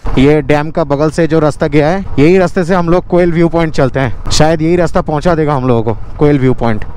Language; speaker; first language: Hindi; non-native, local second language; Bangla